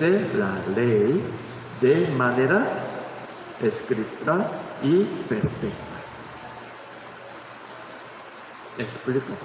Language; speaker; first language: Spanish; non-native, learner; Korean